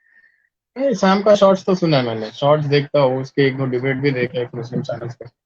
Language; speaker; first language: Hindi; native; Hindi